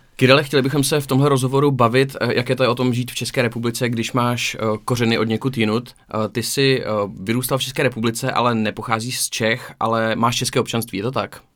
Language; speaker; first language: Czech; native; Czech